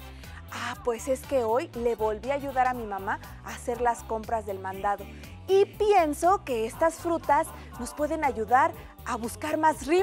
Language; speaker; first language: Spanish; native; Spanish